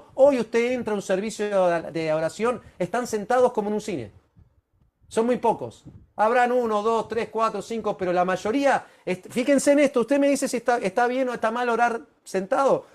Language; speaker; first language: Spanish; native; Spanish